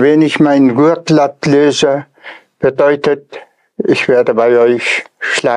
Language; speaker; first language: German; non-native, fluent; Tuvinian